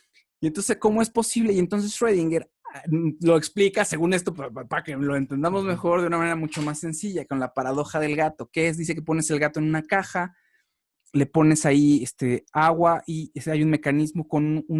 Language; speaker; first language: Spanish; native; Spanish